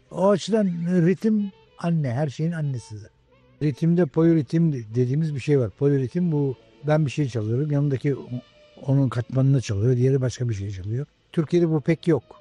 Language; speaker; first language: Turkish; native; Turkish